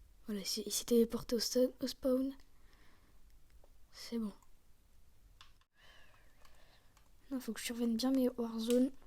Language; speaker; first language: French; native; French